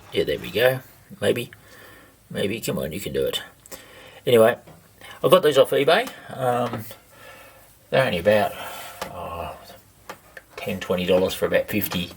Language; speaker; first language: English; native; English